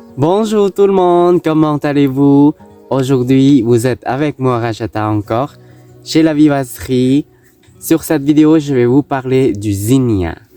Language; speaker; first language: French; non-native, fluent; Thai